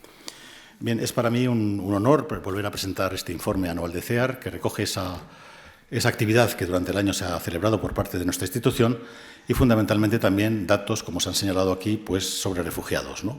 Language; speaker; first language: Spanish; native; Spanish